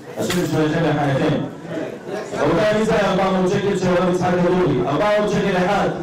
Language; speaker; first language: Hebrew; native; Hebrew